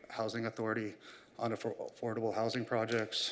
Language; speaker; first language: English; native; English